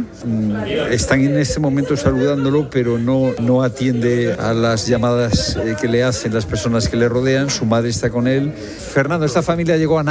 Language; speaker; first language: Spanish; native; Spanish